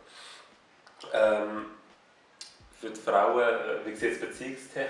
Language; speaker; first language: German; native; German